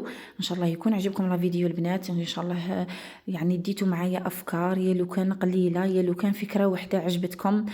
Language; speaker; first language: Arabic; native; Arabic